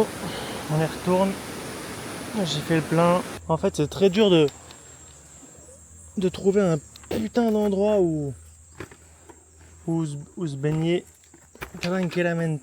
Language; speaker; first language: French; native; French